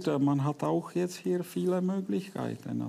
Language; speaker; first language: German; non-native, fluent; Czech